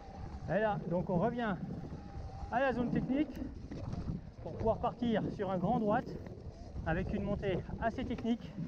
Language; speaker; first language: French; native; French